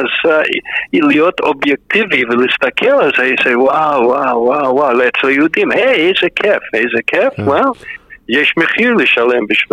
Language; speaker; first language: Hebrew; non-native, fluent; English